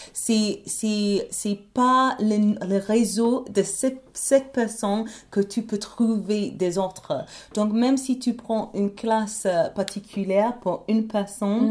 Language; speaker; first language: French; non-native, learner; English